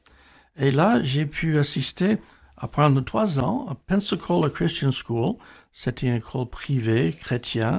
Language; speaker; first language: French; non-native, fluent; English